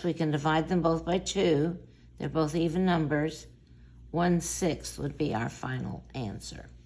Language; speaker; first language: English; native; English